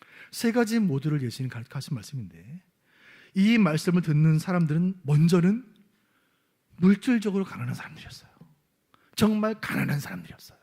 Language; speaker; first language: Korean; native; Korean